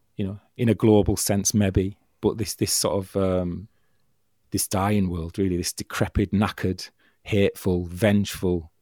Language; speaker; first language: English; native; English